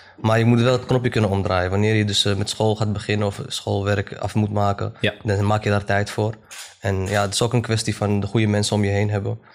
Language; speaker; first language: Dutch; early bilingual, other home language; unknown